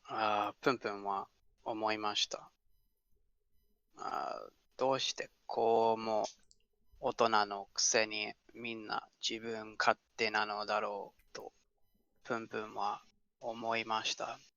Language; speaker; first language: Japanese; non-native, learner; English